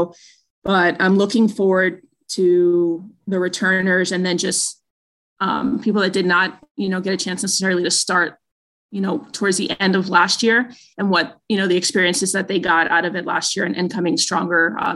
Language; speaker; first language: English; native; English